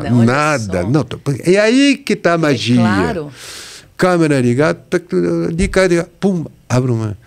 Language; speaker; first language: Portuguese; non-native, fluent; French